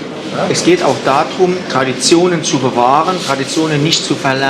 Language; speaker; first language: German; native; German